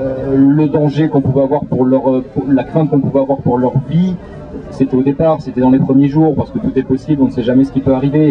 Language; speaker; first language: French; native; French